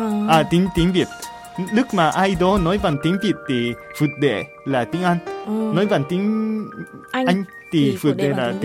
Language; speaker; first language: Vietnamese; non-native, fluent; Japanese